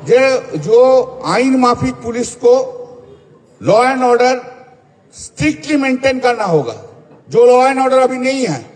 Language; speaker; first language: Hindi; non-native, local second language; Bangla